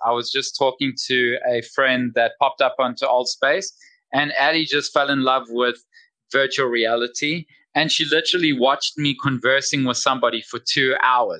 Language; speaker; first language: English; native; English